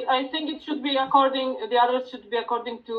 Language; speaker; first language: English; non-native, learner; Polish